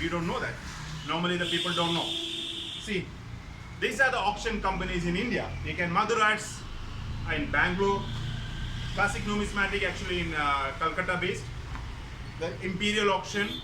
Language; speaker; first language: English; non-native, local second language; Malayalam